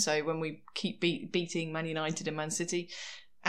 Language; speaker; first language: English; native; English